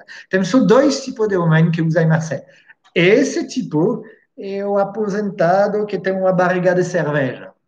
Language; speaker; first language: Portuguese; non-native, fluent; French